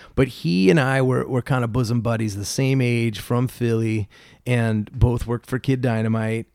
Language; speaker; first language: English; native; English